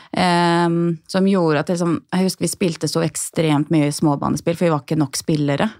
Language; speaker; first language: Norwegian; native; Norwegian